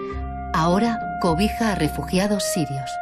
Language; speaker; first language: Spanish; native; Spanish